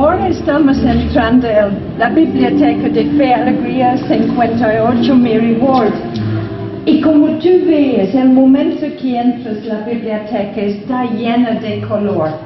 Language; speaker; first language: Spanish; non-native, fluent; English